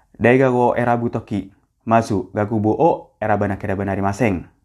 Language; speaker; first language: Japanese; non-native, learner; Indonesian